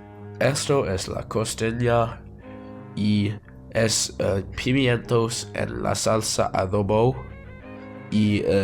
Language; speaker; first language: Spanish; non-native, learner; English